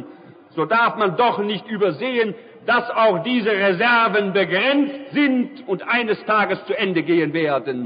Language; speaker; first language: German; native; German